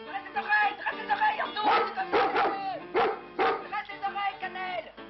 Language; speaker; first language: French; native; French